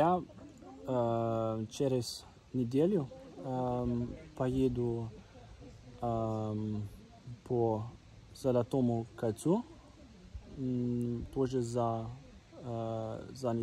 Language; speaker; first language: Russian; non-native, learner; German